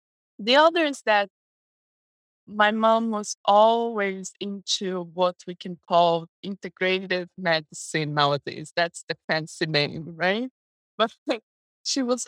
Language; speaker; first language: English; non-native, fluent; Portuguese